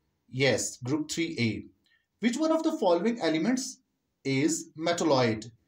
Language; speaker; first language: English; non-native, local second language; Urdu